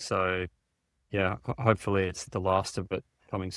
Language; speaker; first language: English; native; English